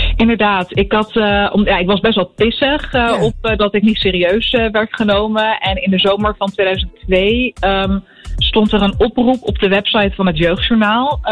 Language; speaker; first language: Dutch; early bilingual, other home language; Arabic